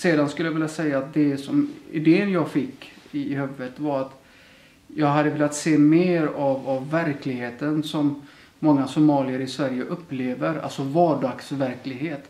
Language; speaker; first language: Swedish; early bilingual, other home language; Somali